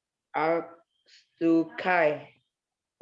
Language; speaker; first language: English; non-native, learner; Vietnamese